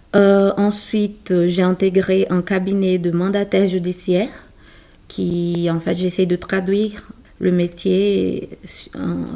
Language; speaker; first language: French; non-native, fluent; Portuguese